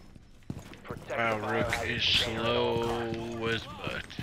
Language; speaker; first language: English; native; English